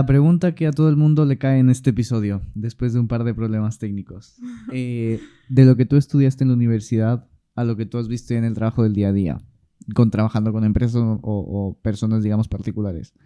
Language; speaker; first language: Spanish; native; Spanish